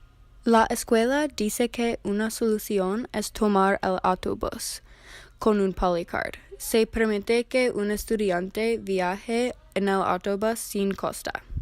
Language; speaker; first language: Spanish; non-native, learner; English